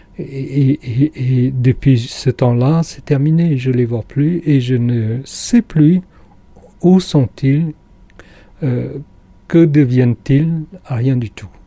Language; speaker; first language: French; non-native, fluent; Khmer